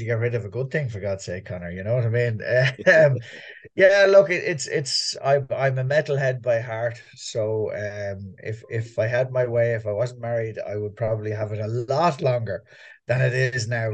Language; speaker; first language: English; native; English